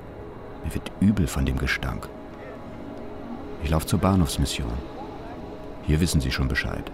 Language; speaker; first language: German; native; German